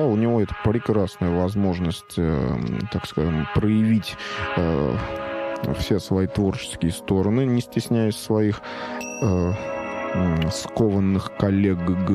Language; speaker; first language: Russian; native; Russian